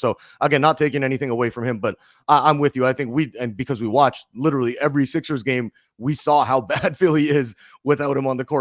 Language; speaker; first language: English; native; English